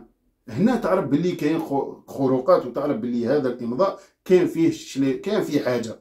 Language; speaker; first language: Arabic; native; Arabic